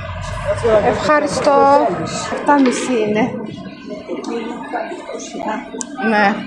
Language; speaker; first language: Greek; non-native, learner; Armenian